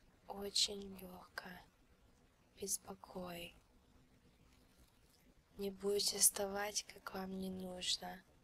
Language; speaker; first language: Russian; early bilingual, heritage; Russian